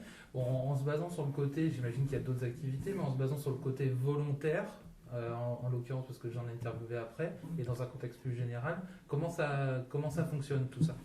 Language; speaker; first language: French; native; French